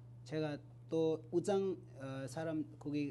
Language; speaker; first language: Korean; non-native, learner; Tibetan